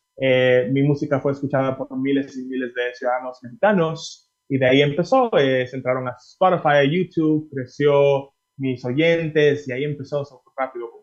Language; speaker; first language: Spanish; early bilingual, heritage; Spanish